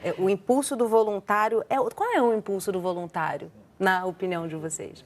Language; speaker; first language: Portuguese; native; Portuguese